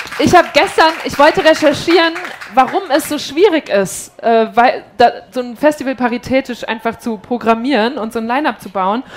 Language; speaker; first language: German; native; German